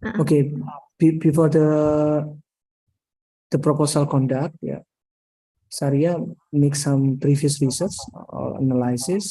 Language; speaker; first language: English; non-native, learner; Indonesian